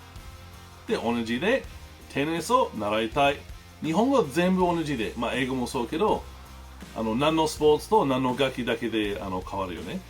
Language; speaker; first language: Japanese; non-native, learner; English